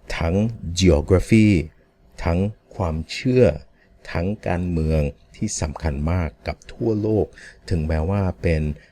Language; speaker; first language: Thai; non-native, fluent; English